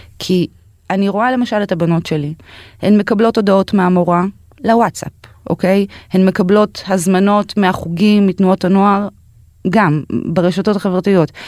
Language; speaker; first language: Hebrew; native; Hebrew